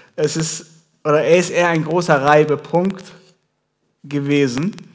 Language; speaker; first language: German; non-native, fluent; Persian